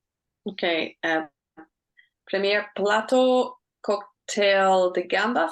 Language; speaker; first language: Spanish; non-native, learner; English